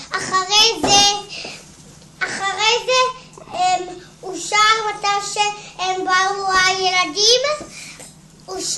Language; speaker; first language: Hebrew; early bilingual, other home language; Russian